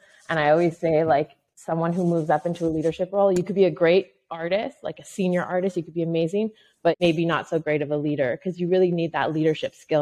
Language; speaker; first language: English; native; English